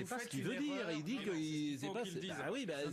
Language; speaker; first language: French; native; French